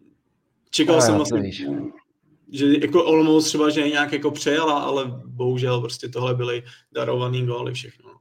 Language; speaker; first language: Czech; native; Czech